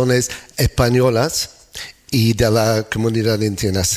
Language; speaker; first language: Spanish; non-native, fluent; English